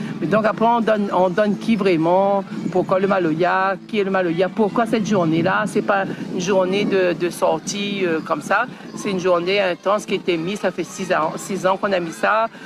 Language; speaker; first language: French; native; French